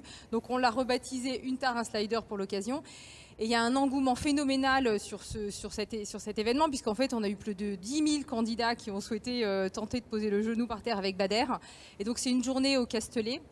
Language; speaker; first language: French; native; French